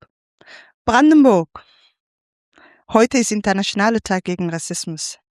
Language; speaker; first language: German; non-native, fluent; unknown